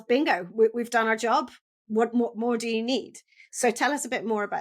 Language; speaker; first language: English; native; English